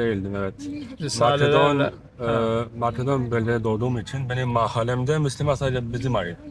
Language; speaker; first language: Turkish; non-native, learner; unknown